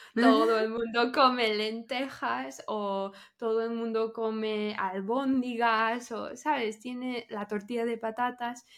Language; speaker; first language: Spanish; non-native, fluent; English